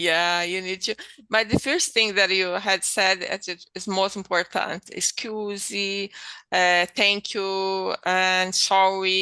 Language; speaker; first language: English; non-native, learner; Portuguese